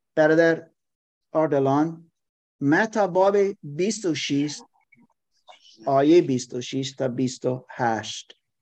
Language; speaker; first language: Persian; non-native, learner; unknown